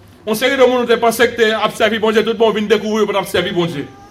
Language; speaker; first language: French; native; French